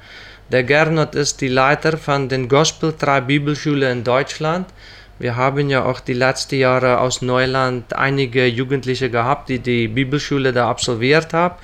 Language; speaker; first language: German; non-native, local second language; Plautdietsch